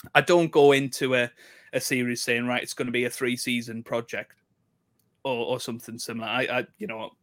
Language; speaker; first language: English; native; English